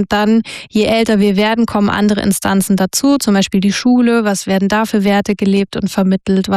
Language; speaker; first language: German; native; German